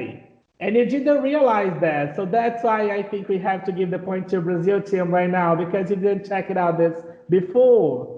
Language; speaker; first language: English; non-native, fluent; Portuguese